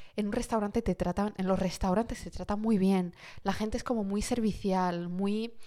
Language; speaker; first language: Spanish; early bilingual, heritage; Arabic